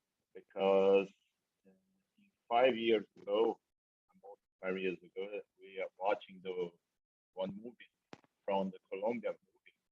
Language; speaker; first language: English; non-native, learner; Portuguese